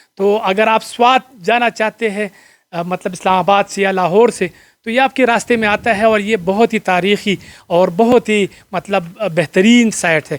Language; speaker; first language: Urdu; non-native, local second language; Pashto